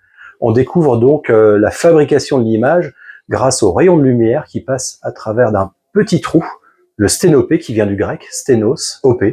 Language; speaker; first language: French; native; French